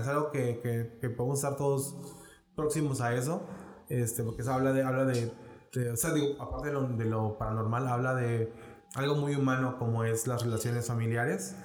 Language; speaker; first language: Spanish; native; Spanish